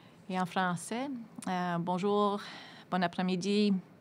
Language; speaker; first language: French; non-native, fluent; English